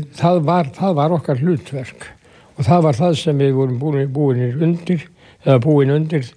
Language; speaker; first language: Icelandic; native; Icelandic